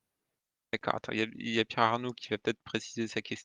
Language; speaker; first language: French; native; French